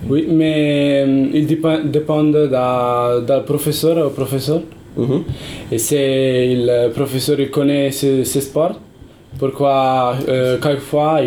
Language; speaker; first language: French; non-native, learner; Italian